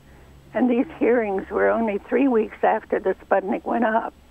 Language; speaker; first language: English; native; English